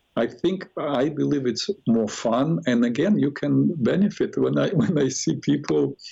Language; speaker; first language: English; non-native, fluent; Russian